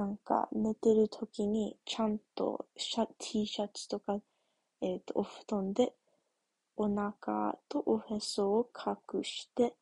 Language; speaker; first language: Japanese; early bilingual, heritage; English